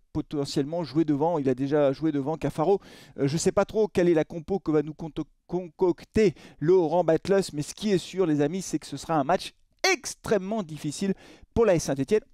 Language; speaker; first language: French; native; French